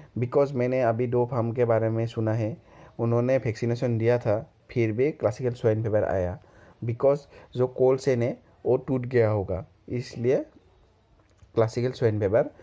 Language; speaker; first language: Hindi; non-native, local second language; Assamese